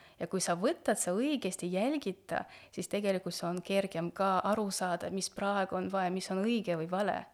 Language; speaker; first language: Estonian; non-native, local second language; Russian